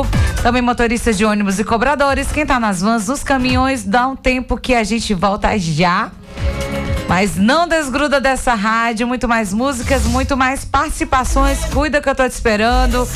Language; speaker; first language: Portuguese; native; Portuguese